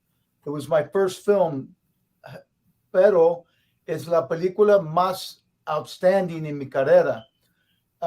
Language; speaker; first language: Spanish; non-native, learner; English